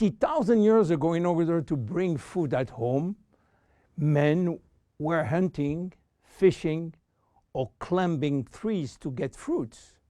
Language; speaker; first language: English; non-native, fluent; French